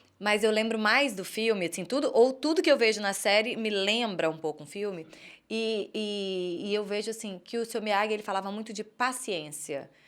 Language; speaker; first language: Portuguese; native; Portuguese